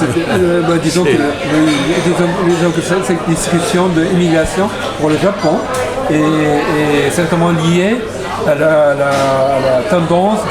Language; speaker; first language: French; non-native, learner; Japanese